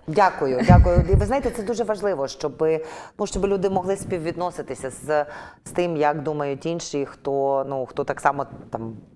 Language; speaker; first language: Ukrainian; native; Ukrainian